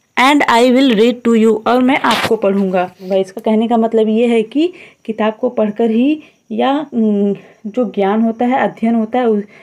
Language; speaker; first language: Hindi; native; Hindi